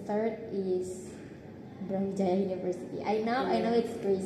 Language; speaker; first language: English; non-native, learner; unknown